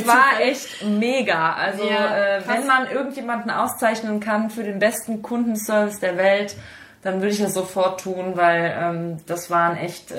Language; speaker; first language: German; native; German